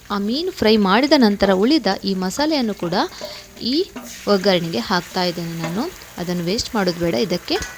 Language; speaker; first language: Kannada; non-native, local second language; Tulu